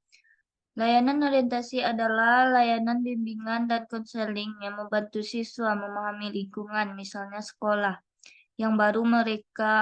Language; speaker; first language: Indonesian; native; Indonesian